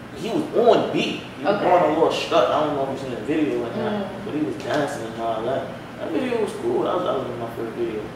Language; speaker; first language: English; native; English